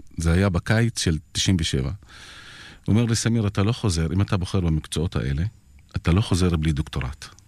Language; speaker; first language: Hebrew; non-native, local second language; Arabic